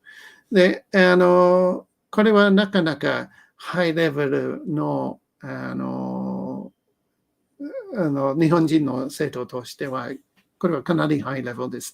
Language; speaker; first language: Japanese; non-native, learner; English